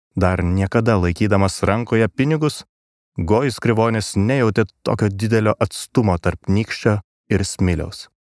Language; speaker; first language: Lithuanian; native; Lithuanian